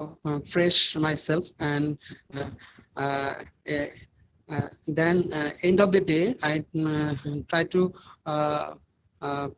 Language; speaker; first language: English; non-native, learner; Bangla